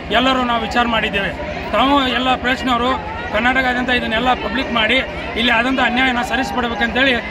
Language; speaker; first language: Kannada; non-native, local second language; Lambadi